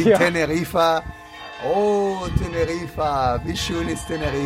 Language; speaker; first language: German; non-native, learner; Spanish